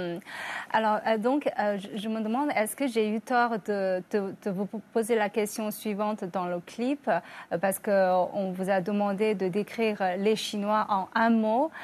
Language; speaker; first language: French; non-native, fluent; Chinese